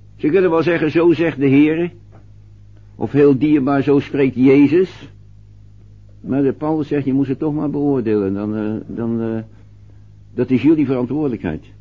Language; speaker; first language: Dutch; native; Dutch